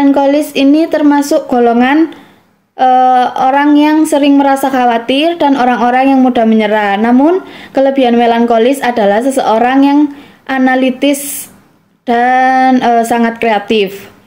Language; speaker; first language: Indonesian; native; Indonesian